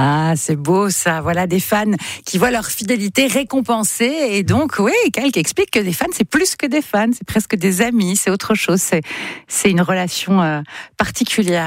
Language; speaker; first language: French; native; French